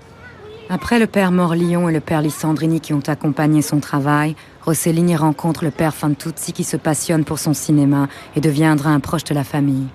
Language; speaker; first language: French; native; French